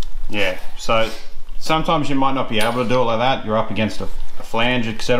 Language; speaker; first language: English; native; English